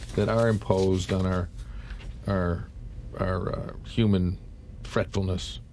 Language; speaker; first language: English; native; English